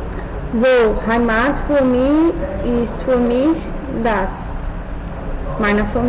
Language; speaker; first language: German; non-native, learner; Portuguese